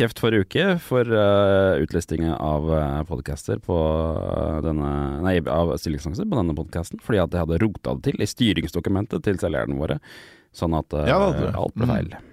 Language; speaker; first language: Norwegian; native; Norwegian